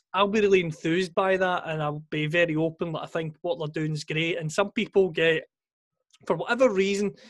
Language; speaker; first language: English; native; English